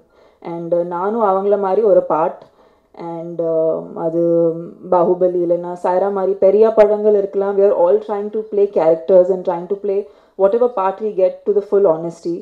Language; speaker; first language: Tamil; non-native, fluent; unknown